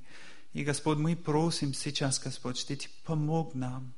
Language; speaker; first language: Russian; non-native, fluent; English